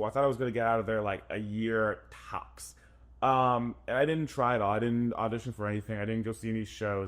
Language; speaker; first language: English; native; English